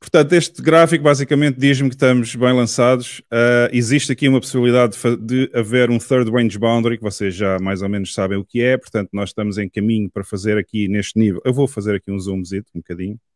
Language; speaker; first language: Portuguese; native; Portuguese